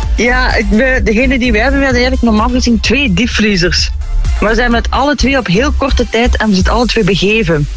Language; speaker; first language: Dutch; native; Dutch